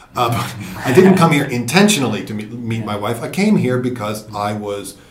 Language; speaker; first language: English; native; English